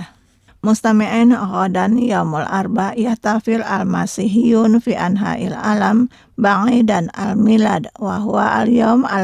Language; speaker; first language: Arabic; non-native, fluent; Indonesian